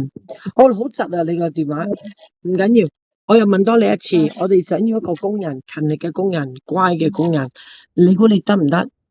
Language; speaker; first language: Cantonese; native; Cantonese